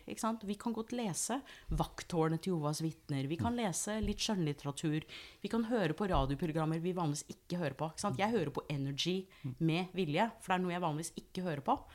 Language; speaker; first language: Norwegian; non-native, fluent; English